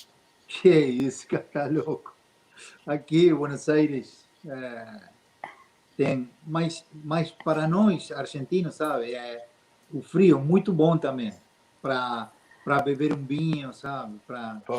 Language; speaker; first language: Portuguese; non-native, fluent; Spanish